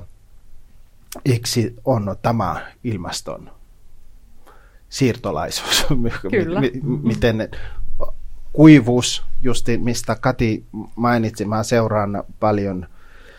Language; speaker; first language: Finnish; non-native, fluent; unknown